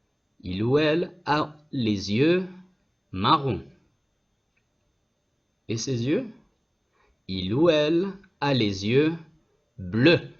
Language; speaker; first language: French; non-native, fluent; Spanish